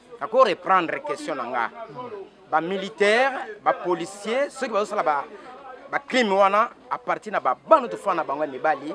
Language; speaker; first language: Lingala; native; Lingala